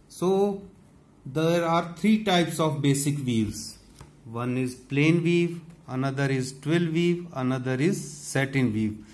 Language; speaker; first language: Hindi; native; Hindi